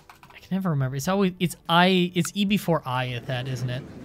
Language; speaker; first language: English; native; English